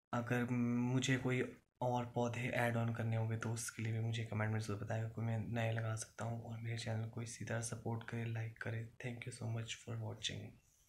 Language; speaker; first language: Hindi; native; Hindi